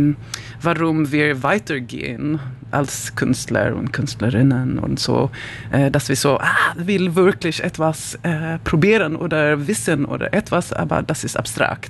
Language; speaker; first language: German; non-native, learner; Swedish